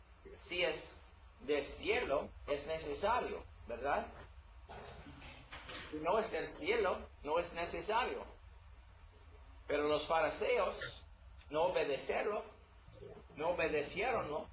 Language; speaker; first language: Spanish; non-native, learner; English